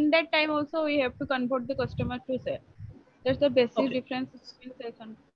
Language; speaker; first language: English; non-native, local second language; Odia